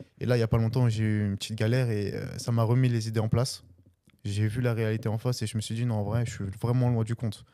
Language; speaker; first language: French; early bilingual, other home language; Spanish